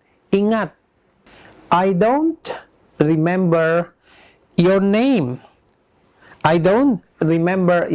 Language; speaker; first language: English; non-native, fluent; Indonesian